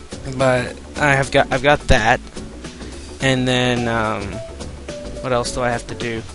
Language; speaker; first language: English; native; English